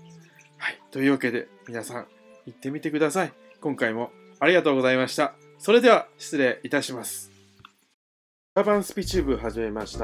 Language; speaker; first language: Japanese; native; Japanese